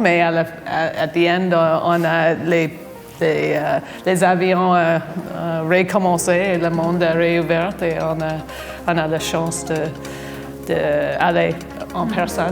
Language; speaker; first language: French; non-native, fluent; English